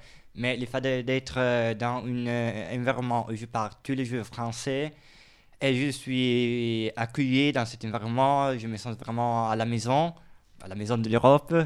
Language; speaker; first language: French; non-native, fluent; Italian